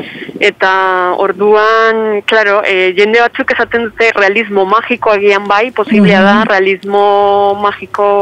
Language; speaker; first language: Basque; non-native, fluent; Spanish